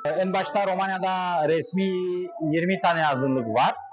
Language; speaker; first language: Turkish; non-native, learner; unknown